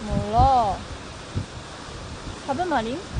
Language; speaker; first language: Korean; non-native, learner; Japanese